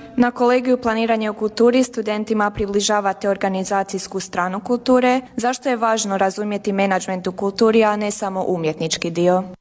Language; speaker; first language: Croatian; early bilingual, heritage; Croatian